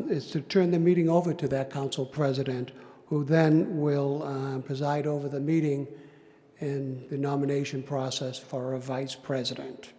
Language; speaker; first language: English; native; English